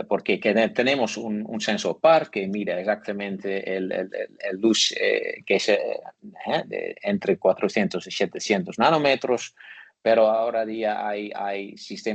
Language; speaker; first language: Spanish; non-native, learner; Dutch